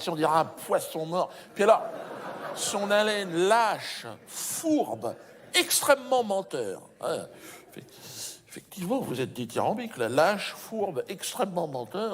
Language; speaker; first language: French; native; French